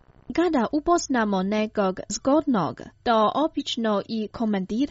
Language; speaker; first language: Croatian; non-native, fluent; Chinese